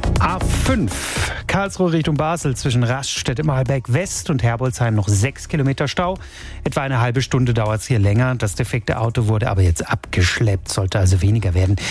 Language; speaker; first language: German; native; German